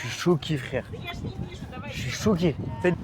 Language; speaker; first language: French; native; French